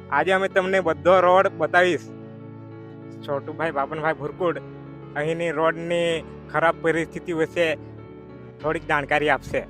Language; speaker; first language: Gujarati; non-native, local second language; Kukna